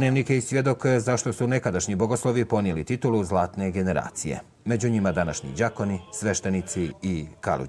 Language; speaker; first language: Bosnian; native; Bosnian